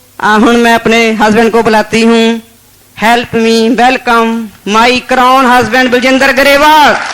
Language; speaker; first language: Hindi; non-native, local second language; Punjabi